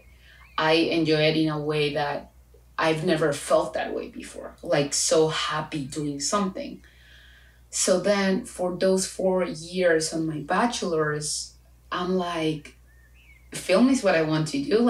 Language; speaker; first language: English; non-native, fluent; Spanish